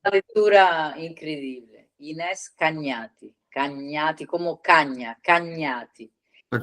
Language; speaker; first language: Spanish; non-native, learner; Italian